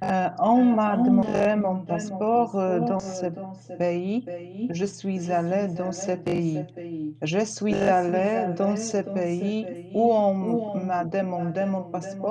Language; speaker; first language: French; non-native, fluent; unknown